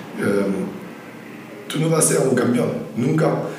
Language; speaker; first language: Spanish; non-native, learner; French